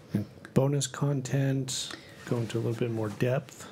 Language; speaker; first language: English; native; English